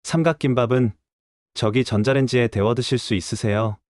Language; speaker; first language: Korean; native; Korean